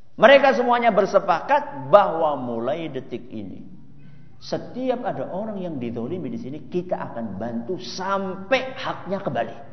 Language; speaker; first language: Indonesian; non-native, local second language; Javanese